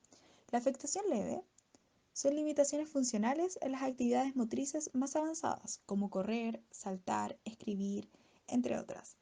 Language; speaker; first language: Spanish; native; Spanish